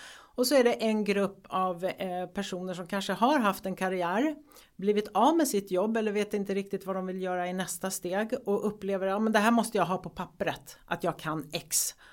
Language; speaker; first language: Swedish; early bilingual, other home language; Greek